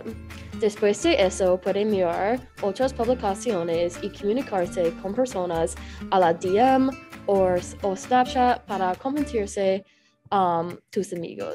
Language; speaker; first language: Spanish; non-native, learner; English